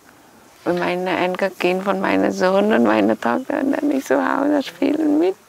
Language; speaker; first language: German; non-native, learner; Vietnamese